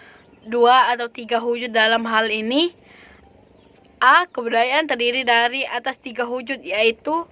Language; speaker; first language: Indonesian; native; Indonesian